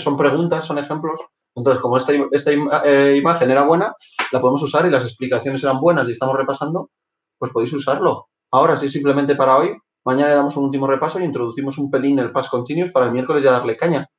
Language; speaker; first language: Spanish; native; Spanish